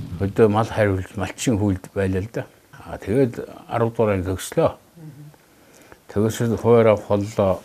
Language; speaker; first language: Mongolian; native; Mongolian